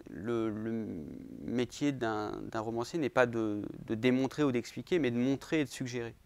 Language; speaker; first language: French; native; French